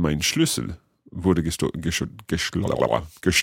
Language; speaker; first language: German; non-native, learner; English